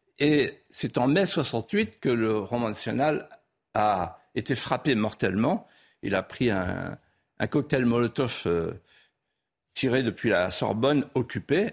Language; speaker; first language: French; non-native, local second language; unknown